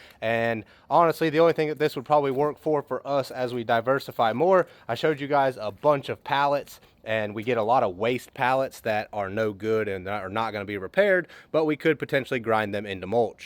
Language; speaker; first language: English; native; English